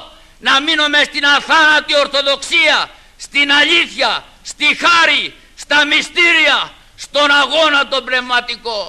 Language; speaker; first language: Greek; native; Greek